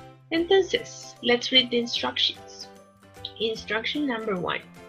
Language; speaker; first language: English; non-native, fluent; Spanish